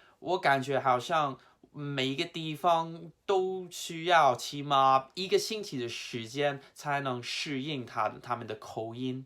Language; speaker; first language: Chinese; non-native, fluent; English